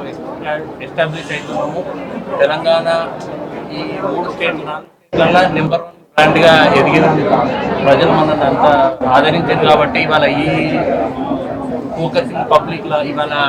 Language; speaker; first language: Telugu; native; Telugu